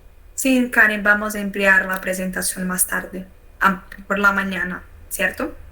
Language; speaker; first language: Spanish; non-native, learner; Portuguese